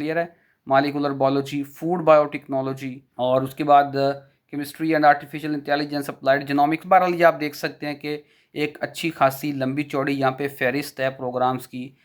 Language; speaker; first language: Urdu; non-native, local second language; Punjabi